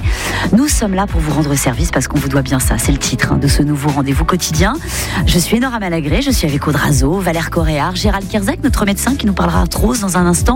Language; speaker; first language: French; native; French